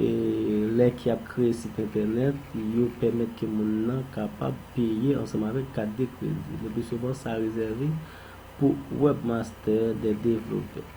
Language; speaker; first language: French; non-native, local second language; Haitian Creole